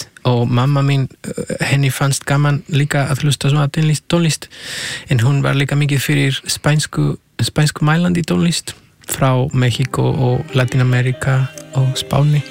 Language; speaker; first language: Icelandic; non-native, fluent; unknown